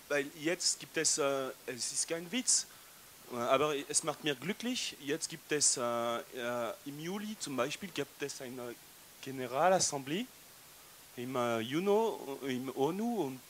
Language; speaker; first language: German; non-native, learner; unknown